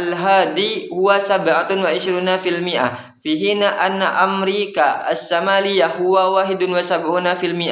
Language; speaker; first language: Arabic; non-native, learner; Indonesian